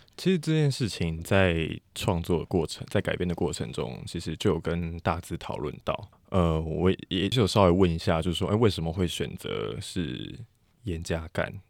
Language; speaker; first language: Chinese; non-native, local second language; Min Nan Chinese